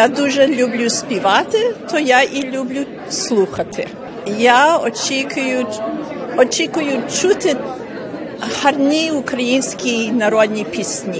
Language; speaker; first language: Ukrainian; early bilingual, heritage; Ukrainian